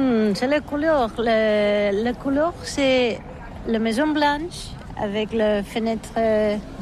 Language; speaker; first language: French; non-native, learner; Catalan